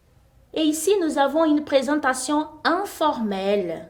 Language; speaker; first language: French; non-native, fluent; Portuguese